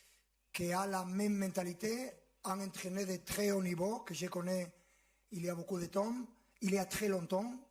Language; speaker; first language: French; non-native, fluent; Spanish